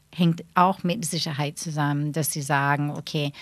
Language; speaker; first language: German; non-native, fluent; English